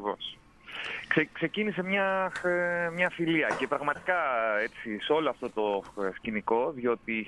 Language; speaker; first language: Greek; native; Greek